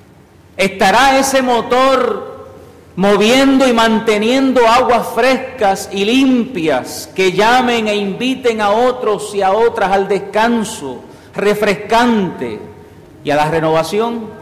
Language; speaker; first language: Spanish; native; Spanish